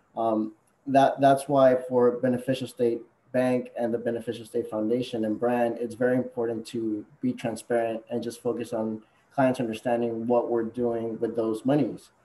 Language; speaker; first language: English; non-native, fluent; Spanish